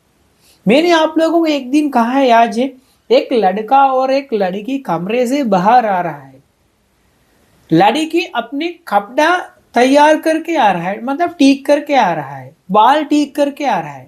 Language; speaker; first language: Hindi; non-native, fluent; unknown